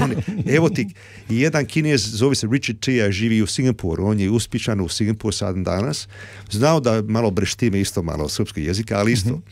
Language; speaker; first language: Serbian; early bilingual, heritage; Croatian